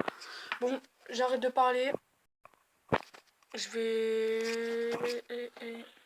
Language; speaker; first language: French; native; French